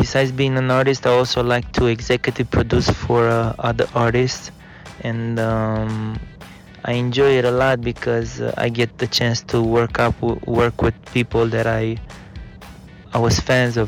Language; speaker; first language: English; non-native, fluent; Romanian